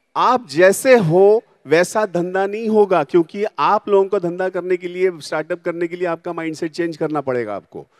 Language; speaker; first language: Hindi; non-native, local second language; Marathi